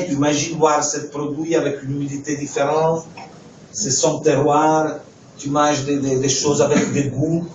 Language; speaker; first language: French; non-native, fluent; Italian